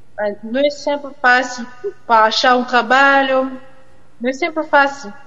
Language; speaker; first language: Portuguese; non-native, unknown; French